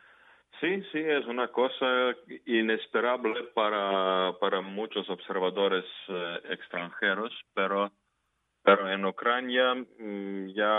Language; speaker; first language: Spanish; non-native, fluent; Ukrainian